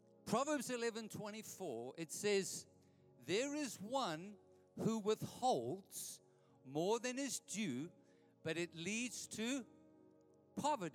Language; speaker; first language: English; native; English